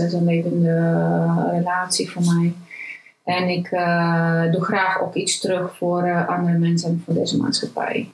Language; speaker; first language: Dutch; non-native, fluent; Romanian